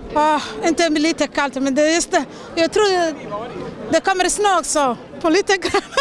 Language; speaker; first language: Swedish; non-native, learner; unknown